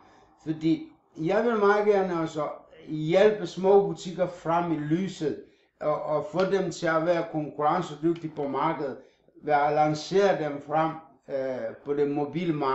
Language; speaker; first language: Danish; non-native, fluent; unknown